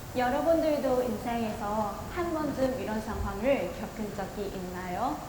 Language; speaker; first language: Korean; non-native, learner; Thai